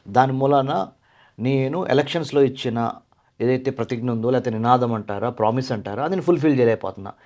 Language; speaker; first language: Telugu; native; Telugu